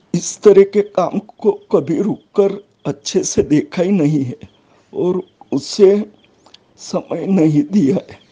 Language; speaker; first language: Hindi; native; Hindi